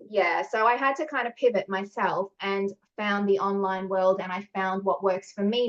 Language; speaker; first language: English; native; English